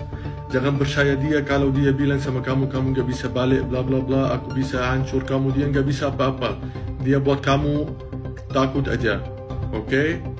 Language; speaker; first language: Indonesian; non-native, fluent; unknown